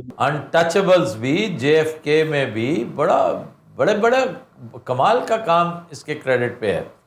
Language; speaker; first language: Urdu; non-native, local second language; Punjabi